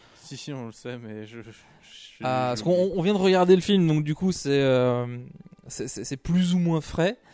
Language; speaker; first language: French; native; French